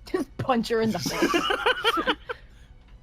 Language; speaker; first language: English; native; English